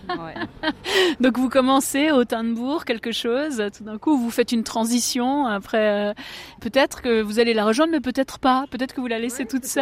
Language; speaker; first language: French; native; French